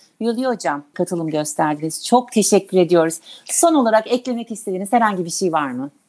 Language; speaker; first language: Turkish; native; Turkish